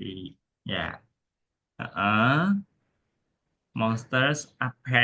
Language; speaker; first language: English; non-native, learner; Indonesian